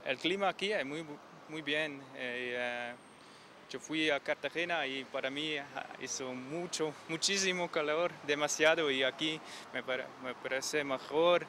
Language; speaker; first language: Spanish; non-native, learner; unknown